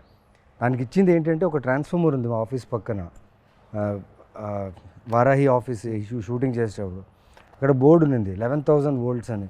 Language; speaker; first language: Telugu; native; Telugu